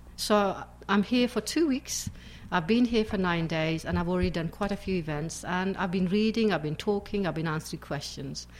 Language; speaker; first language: English; native; English